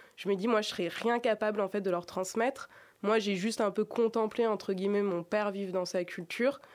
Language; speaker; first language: French; native; French